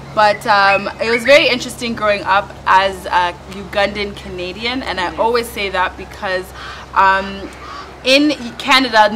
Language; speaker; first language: English; native; English